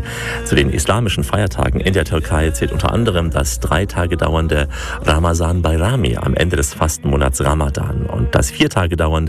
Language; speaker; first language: German; native; German